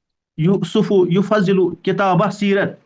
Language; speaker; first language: Arabic; non-native, learner; Urdu